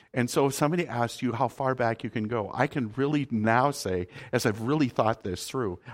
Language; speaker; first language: English; native; English